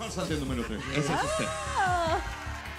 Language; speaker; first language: Spanish; native; Spanish